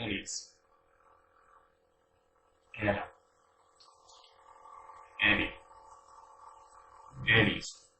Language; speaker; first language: Portuguese; non-native, learner; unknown